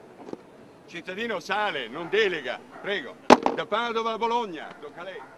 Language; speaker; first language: Italian; native; Italian